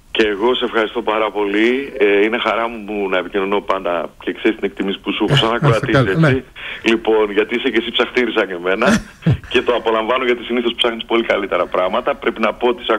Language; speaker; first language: Greek; native; Greek